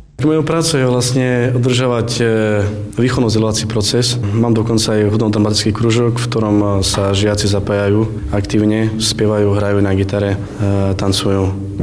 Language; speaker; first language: Slovak; non-native, local second language; Romany